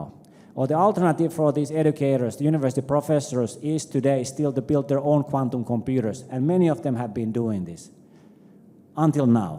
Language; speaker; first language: English; non-native, fluent; Finnish